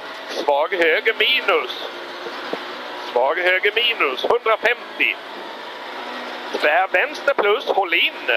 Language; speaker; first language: Swedish; native; Swedish